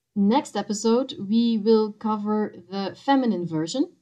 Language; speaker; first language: English; non-native, fluent; Dutch